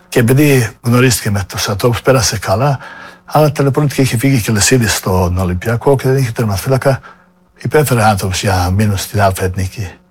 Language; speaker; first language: Greek; non-native, fluent; Serbian